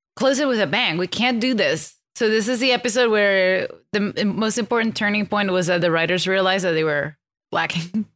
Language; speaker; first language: English; non-native, fluent; Spanish